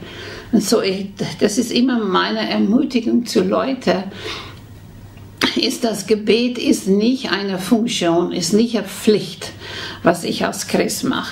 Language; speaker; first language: German; non-native, fluent; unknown